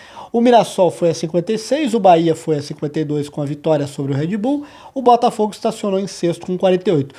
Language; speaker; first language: Portuguese; native; Portuguese